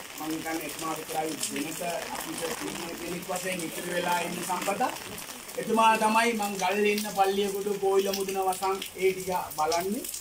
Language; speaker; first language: Sinhala; non-native, local second language; Tamil